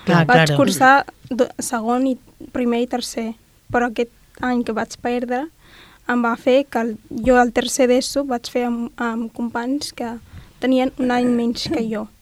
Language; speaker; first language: Catalan; non-native, fluent; Arabic